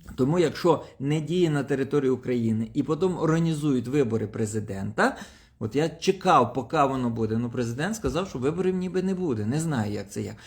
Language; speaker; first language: Ukrainian; non-native, local second language; Russian